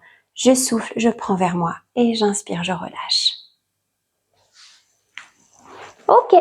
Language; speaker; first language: French; native; French